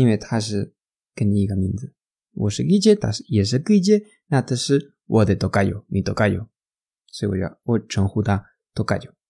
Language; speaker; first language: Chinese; non-native, fluent; Spanish